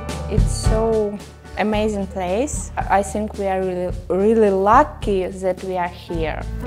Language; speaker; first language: English; non-native, learner; Ukrainian